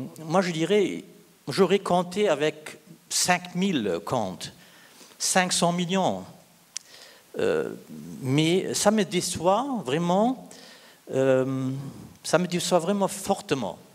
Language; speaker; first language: French; non-native, local second language; Luxembourgish